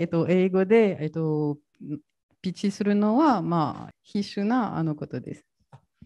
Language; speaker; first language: Japanese; non-native, fluent; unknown